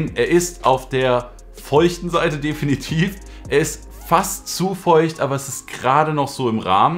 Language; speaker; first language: German; native; German